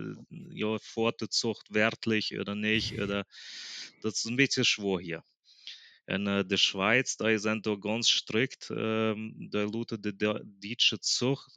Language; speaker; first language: German; early bilingual, other home language; Plautdietsch